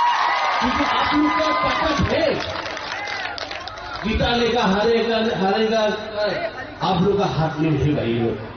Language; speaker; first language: Hindi; non-native, local second language; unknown